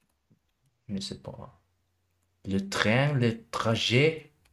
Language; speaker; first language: French; non-native, learner; German